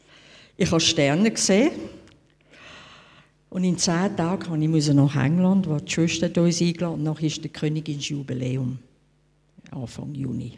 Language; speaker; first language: German; non-native, fluent; English